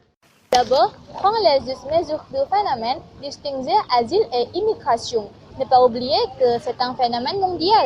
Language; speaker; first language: French; non-native, learner; Indonesian